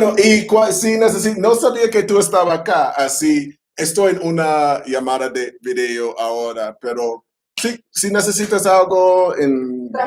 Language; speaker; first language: Spanish; non-native, learner; English